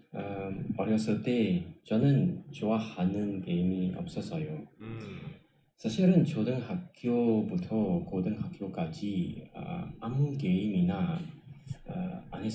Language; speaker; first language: Korean; non-native, learner; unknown